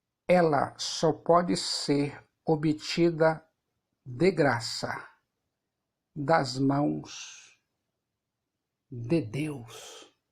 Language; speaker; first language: Portuguese; native; Portuguese